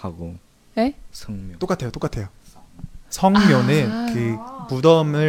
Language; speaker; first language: Korean; early bilingual, heritage; Korean